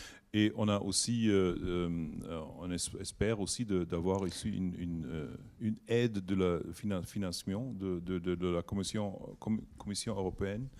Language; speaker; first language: French; non-native, learner; German